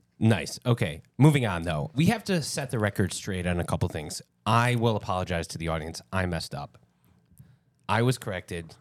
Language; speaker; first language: English; native; English